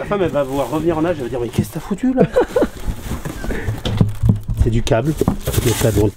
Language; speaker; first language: French; native; French